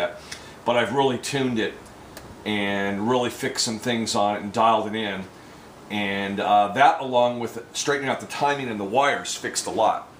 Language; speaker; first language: English; native; English